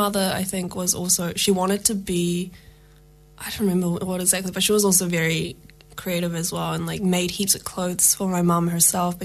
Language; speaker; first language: English; native; English